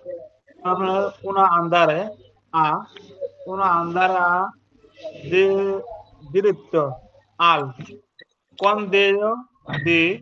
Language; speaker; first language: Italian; non-native, learner; Bangla